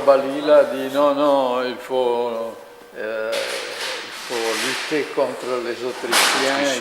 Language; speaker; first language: French; non-native, fluent; Italian